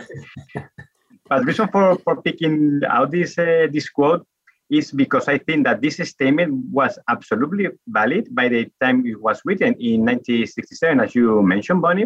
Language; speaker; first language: English; non-native, fluent; Spanish